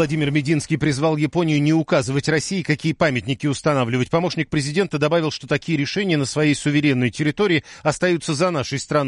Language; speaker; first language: Russian; native; Russian